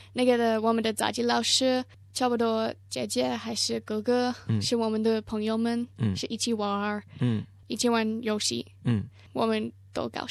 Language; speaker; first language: Chinese; non-native, learner; English